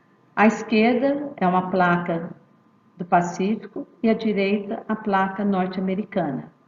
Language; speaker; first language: Portuguese; native; Portuguese